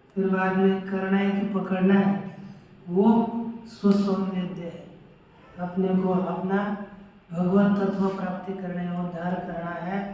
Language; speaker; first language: Hindi; non-native, local second language; Marathi